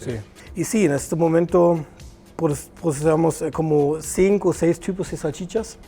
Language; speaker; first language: Spanish; non-native, learner; German